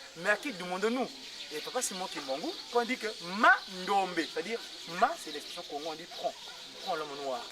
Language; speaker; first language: French; non-native, local second language; Kongo